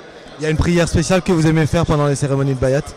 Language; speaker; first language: French; native; French